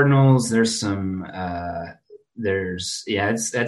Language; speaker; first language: English; native; English